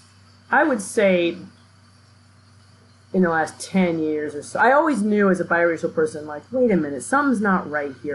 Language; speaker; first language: English; native; English